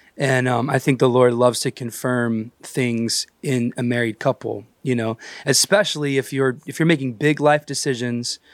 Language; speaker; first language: English; native; English